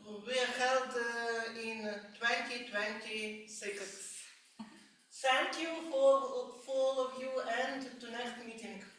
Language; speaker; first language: English; non-native, learner; Ukrainian